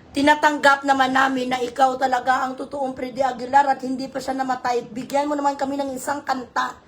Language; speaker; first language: Filipino; non-native, local second language; Hiligaynon